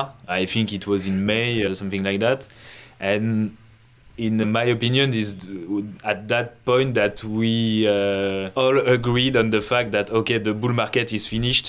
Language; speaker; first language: English; non-native, fluent; French